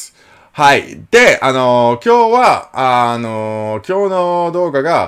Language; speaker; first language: Japanese; non-native, learner; English